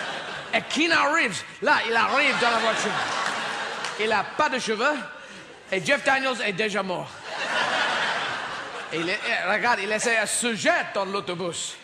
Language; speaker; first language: French; non-native, learner; English